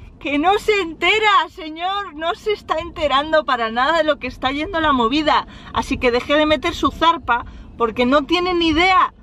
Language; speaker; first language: Spanish; native; Spanish